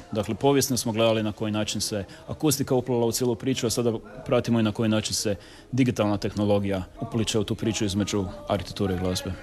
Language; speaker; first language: Croatian; native; Croatian